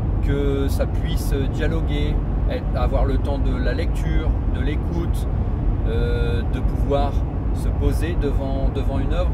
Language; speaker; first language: French; native; French